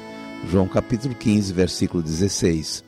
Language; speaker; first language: Portuguese; native; Portuguese